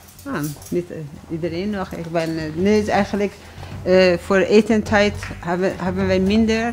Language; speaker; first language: Dutch; non-native, fluent; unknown